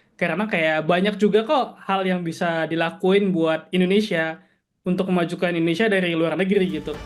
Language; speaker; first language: Indonesian; native; Indonesian